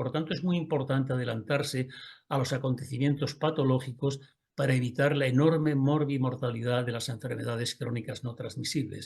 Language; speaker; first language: Spanish; native; Spanish